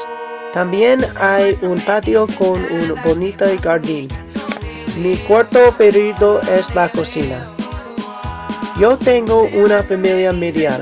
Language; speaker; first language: Spanish; non-native, learner; English